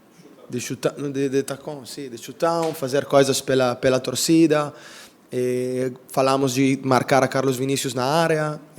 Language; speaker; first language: Portuguese; non-native, fluent; Italian